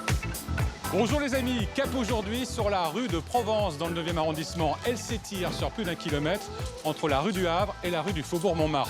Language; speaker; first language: French; native; French